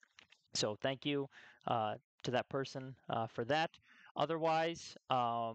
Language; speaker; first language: English; native; English